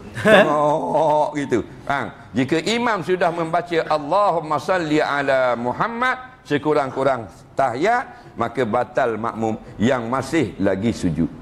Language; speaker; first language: Malay; native; Malay